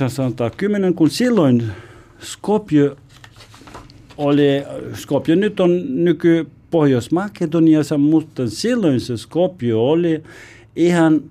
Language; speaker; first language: Finnish; non-native, learner; Albanian